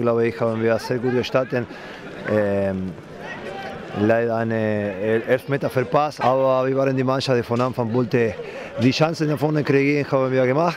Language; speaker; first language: German; non-native, fluent; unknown